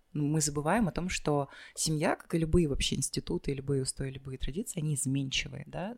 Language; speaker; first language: Russian; native; Russian